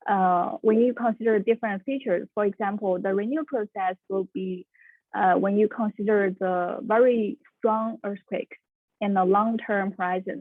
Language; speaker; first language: English; non-native, fluent; Chinese